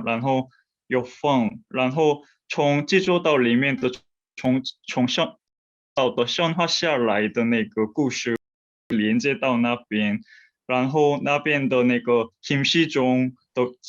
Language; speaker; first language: Chinese; non-native, fluent; Korean